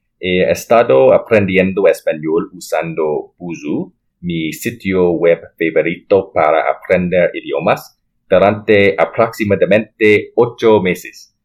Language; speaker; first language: Spanish; non-native, learner; English